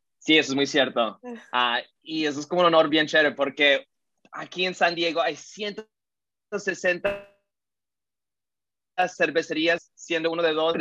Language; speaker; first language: Spanish; early bilingual, heritage; Spanish